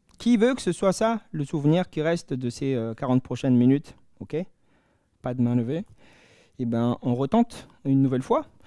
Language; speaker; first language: French; non-native, local second language; Malagasy